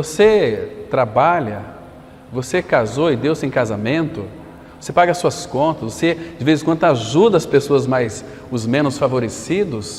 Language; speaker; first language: Portuguese; native; Portuguese